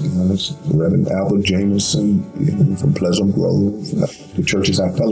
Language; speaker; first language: English; native; English